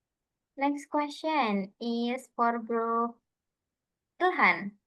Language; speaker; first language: English; non-native, fluent; Indonesian